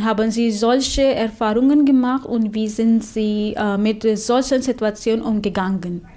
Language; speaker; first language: German; non-native, fluent; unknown